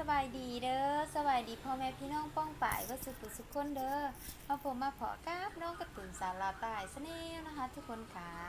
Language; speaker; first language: Thai; early bilingual, other home language; Lao